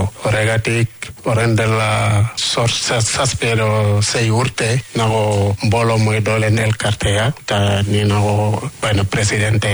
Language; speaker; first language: Basque; non-native, learner; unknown